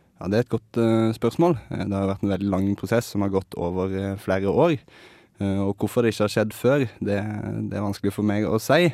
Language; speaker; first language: Norwegian; native; Norwegian